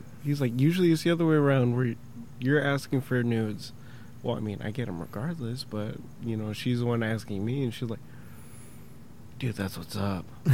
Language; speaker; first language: English; early bilingual, other home language; Spanish